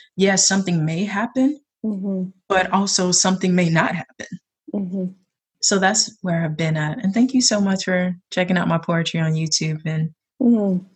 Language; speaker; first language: English; native; English